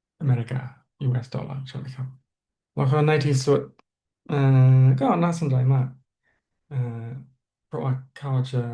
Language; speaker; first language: Thai; non-native, learner; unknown